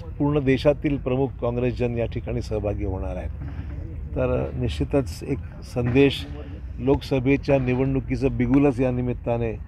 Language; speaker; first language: Marathi; native; Marathi